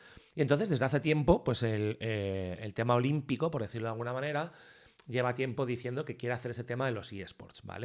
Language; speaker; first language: Spanish; native; Spanish